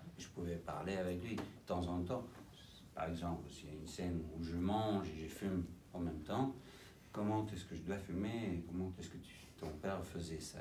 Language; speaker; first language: French; non-native, fluent; English